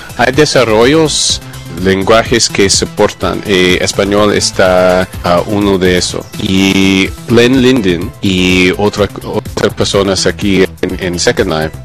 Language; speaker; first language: Spanish; non-native, learner; English